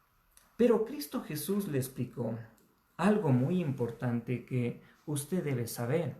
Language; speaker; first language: Spanish; native; Spanish